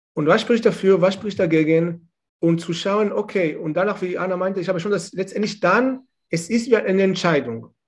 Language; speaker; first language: German; non-native, fluent; Hebrew